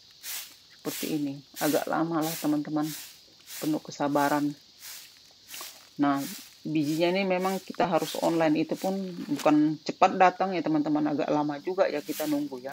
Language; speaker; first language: Indonesian; native; Indonesian